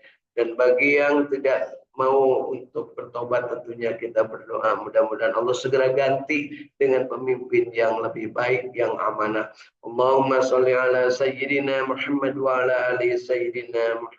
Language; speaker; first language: Indonesian; native; Indonesian